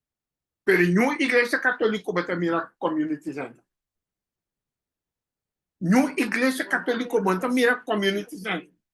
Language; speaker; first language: Portuguese; non-native, learner; Papiamento